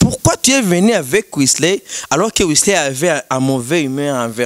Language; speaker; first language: French; non-native, local second language; Rundi